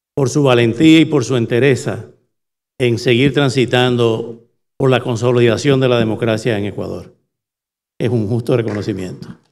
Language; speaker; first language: Spanish; native; Spanish